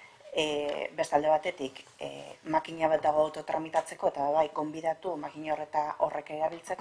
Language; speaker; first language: Basque; native; Basque